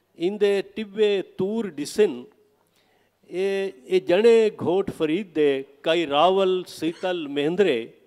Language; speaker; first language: Urdu; non-native, local second language; Saraiki